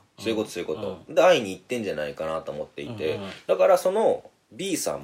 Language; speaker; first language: Japanese; native; Japanese